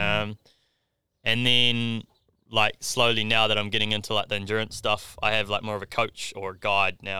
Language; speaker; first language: English; native; English